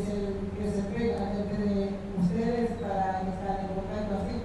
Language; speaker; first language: Spanish; non-native, fluent; Haitian Creole